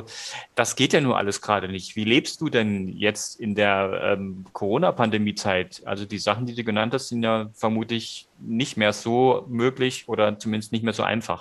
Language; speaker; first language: German; native; German